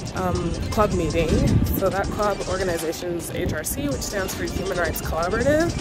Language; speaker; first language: English; native; English